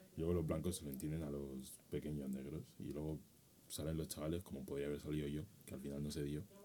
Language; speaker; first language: Spanish; native; Spanish